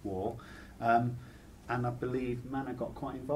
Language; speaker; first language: English; native; English